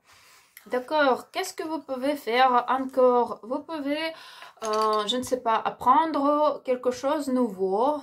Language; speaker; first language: French; non-native, learner; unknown